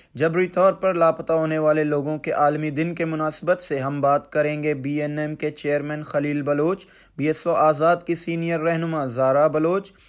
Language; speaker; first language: Urdu; non-native, local second language; Baluchi